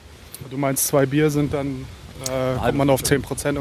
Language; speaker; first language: German; native; German